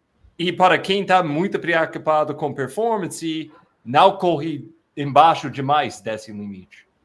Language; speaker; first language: Portuguese; non-native, fluent; English